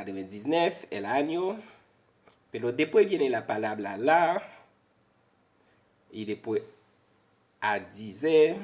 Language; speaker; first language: Spanish; non-native, fluent; Haitian Creole